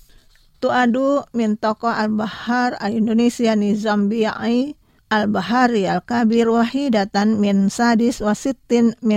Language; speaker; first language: Arabic; non-native, fluent; Indonesian